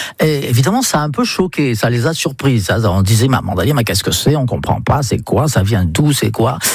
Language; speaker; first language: French; non-native, fluent; English